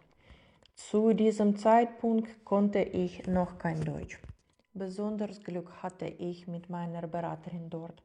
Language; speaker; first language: German; non-native, fluent; Ukrainian